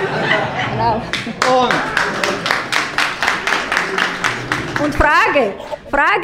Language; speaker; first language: German; non-native, learner; Somali